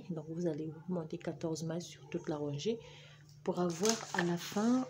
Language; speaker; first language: French; native; French